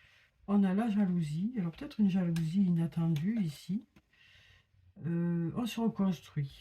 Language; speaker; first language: French; native; French